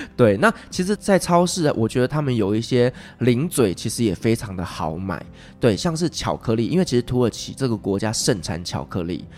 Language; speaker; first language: Chinese; native; Chinese